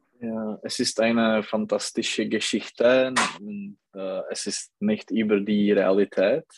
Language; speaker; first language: German; non-native, learner; Czech